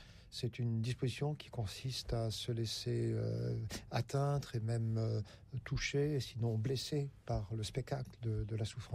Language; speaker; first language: French; native; French